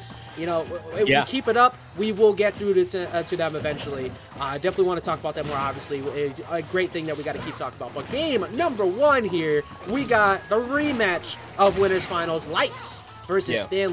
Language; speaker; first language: English; native; English